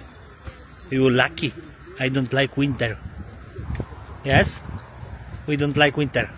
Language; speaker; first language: English; non-native, learner; Polish